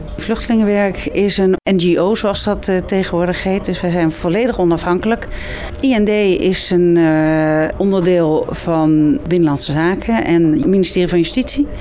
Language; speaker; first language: Dutch; native; Dutch